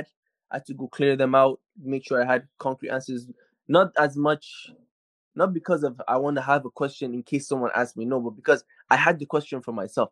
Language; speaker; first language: English; non-native, local second language; Hausa